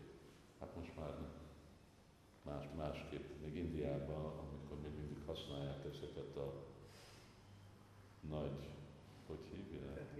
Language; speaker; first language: Hungarian; non-native, fluent; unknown